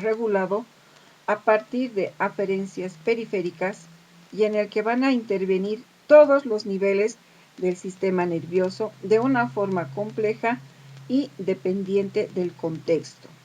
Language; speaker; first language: Spanish; native; Spanish